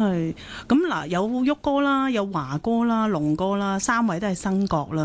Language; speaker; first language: Cantonese; native; Cantonese